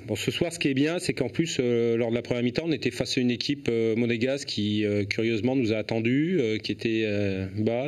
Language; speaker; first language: French; native; French